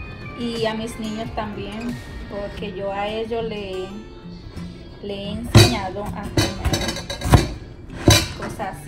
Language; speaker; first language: Spanish; early bilingual, heritage; Spanish